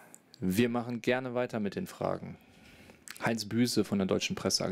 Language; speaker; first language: German; native; German